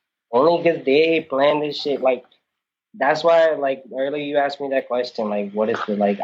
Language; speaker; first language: English; early bilingual, other home language; Malayalam